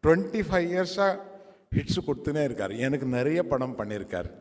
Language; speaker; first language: Tamil; non-native, local second language; Telugu